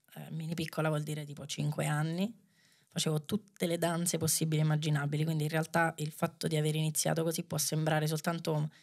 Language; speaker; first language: Italian; native; Italian